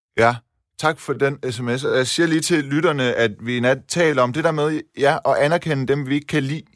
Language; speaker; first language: Danish; early bilingual, other home language; Persian